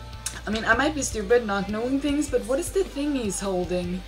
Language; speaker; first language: English; non-native, fluent; Swedish